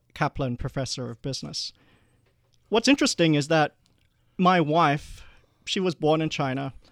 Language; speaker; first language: English; early bilingual, other home language; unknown